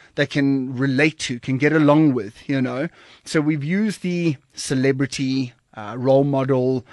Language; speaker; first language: English; native; English